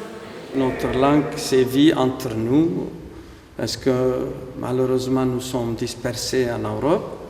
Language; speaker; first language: French; non-native, fluent; Aramaic